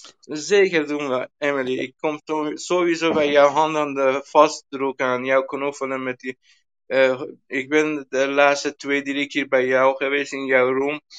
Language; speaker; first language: Dutch; non-native, learner; Persian